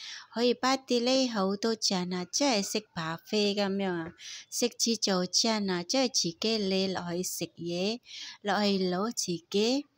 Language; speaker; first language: Cantonese; non-native, fluent; Indonesian